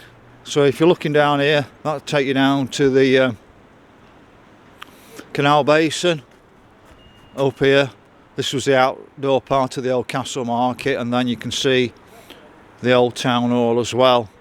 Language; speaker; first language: English; native; English